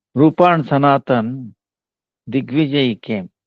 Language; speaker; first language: English; non-native, local second language; Kannada